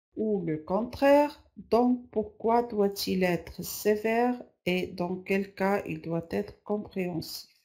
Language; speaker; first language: French; non-native, local second language; Arabic